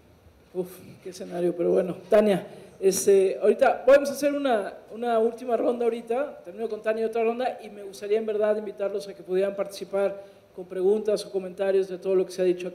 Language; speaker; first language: Spanish; native; Spanish